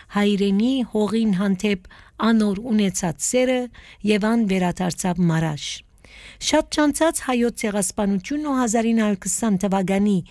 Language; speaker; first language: Armenian; native; Armenian